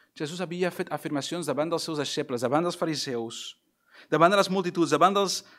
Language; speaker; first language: Catalan; non-native, fluent; English